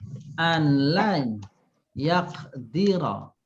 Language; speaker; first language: Arabic; non-native, fluent; Indonesian